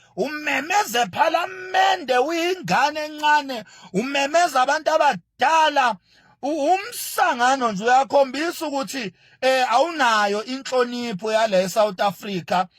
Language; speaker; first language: Zulu; native; Zulu